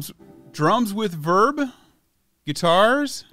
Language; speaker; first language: English; native; English